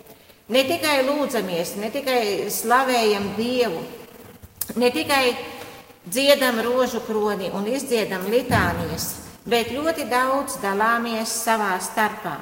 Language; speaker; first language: Latvian; native; Latvian